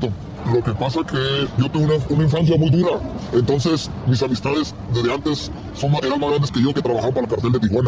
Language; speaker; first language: Spanish; native; Spanish